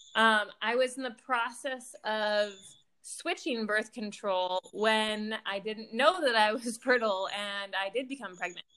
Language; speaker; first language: English; native; English